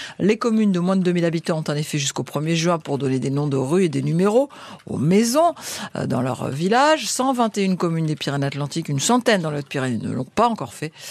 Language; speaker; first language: French; native; French